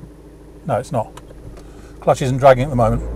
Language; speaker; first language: English; native; English